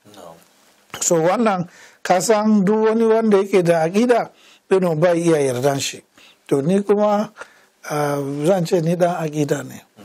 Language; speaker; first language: Hausa; non-native, local second language; Fula